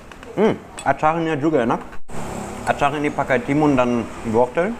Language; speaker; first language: Indonesian; non-native, fluent; German